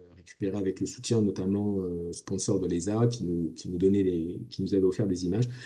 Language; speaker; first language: French; native; French